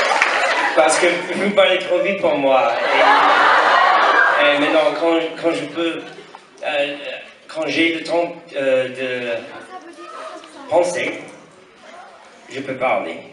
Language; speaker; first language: French; non-native, learner; English